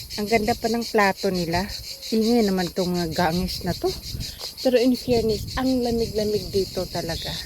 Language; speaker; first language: Filipino; non-native, local second language; Cebuano